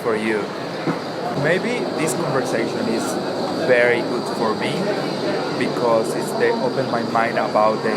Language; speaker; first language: English; non-native, learner; Spanish